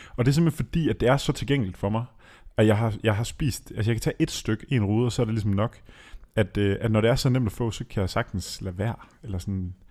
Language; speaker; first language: Danish; native; Danish